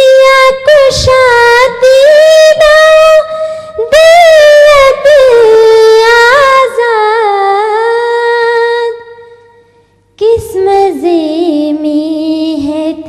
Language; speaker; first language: Hindi; early bilingual, heritage; Urdu